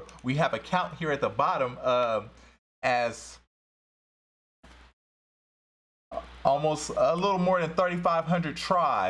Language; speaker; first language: English; native; English